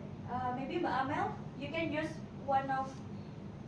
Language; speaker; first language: English; non-native, fluent; Indonesian